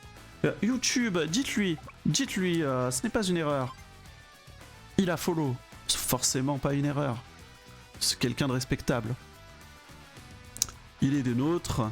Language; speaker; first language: French; native; French